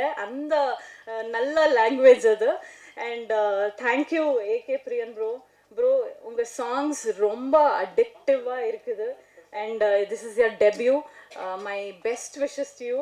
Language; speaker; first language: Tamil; non-native, learner; Kannada